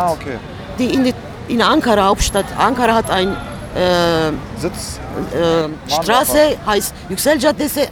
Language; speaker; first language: German; non-native, learner; Turkish